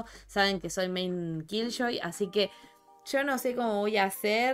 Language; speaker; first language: Spanish; native; Spanish